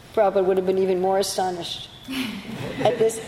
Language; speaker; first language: English; native; English